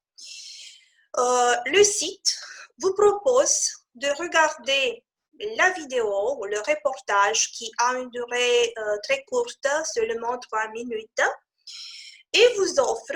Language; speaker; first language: French; non-native, fluent; Romanian